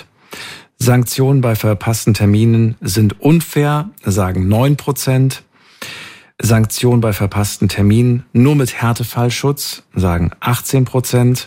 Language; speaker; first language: German; native; German